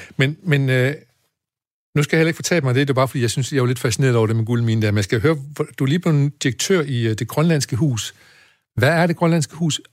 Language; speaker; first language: Danish; native; Danish